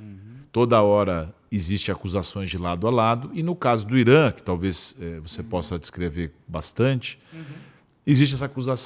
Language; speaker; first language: Portuguese; native; Portuguese